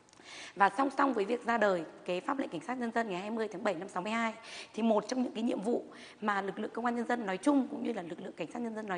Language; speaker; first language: Vietnamese; native; Vietnamese